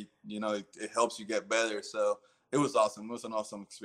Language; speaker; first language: English; early bilingual, other home language; Spanish